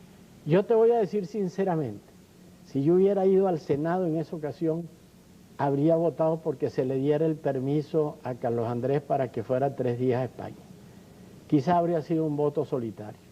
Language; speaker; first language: Spanish; native; Spanish